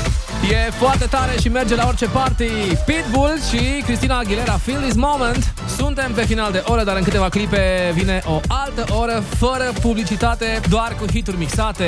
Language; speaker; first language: Romanian; native; Romanian